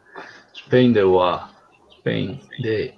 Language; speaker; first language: Japanese; non-native, learner; Spanish